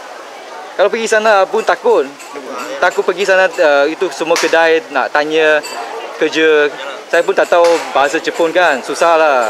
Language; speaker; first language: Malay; non-native, local second language; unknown